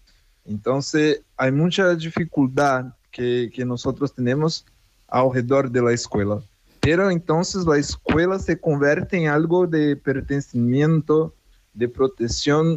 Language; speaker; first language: Spanish; non-native, fluent; Portuguese